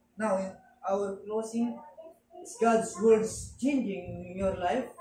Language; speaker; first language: English; non-native, local second language; Filipino